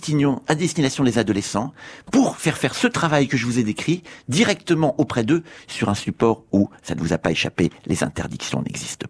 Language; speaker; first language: French; native; French